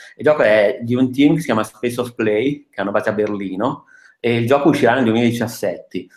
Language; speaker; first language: Italian; native; Italian